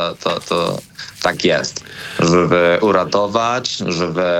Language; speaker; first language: Polish; non-native, learner; Spanish